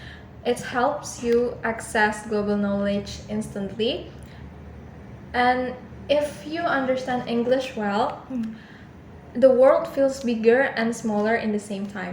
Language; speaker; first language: English; non-native, learner; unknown